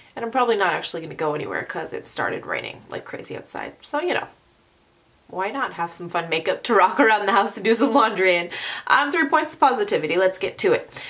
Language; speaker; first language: English; early bilingual, other home language; Arabic